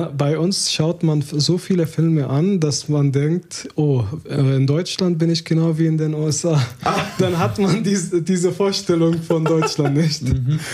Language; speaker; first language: German; non-native, learner; Arabic